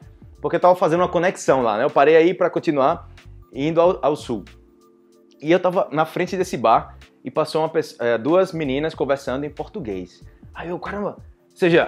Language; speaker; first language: Portuguese; native; Portuguese